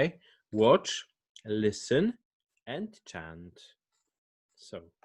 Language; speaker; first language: English; non-native, fluent; Polish